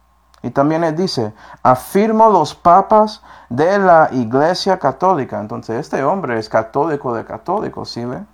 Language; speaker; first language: Spanish; non-native, fluent; English